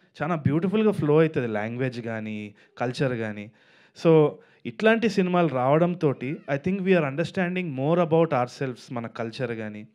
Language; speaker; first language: Telugu; native; Telugu